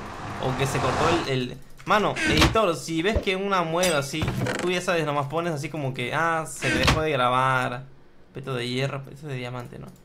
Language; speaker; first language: Spanish; native; Spanish